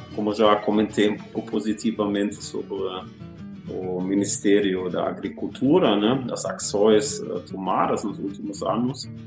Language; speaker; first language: Portuguese; non-native, fluent; German